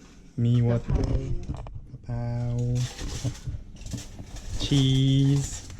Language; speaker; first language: English; non-native, learner; Korean